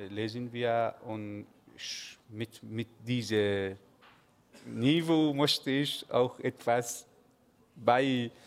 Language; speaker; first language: German; non-native, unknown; Persian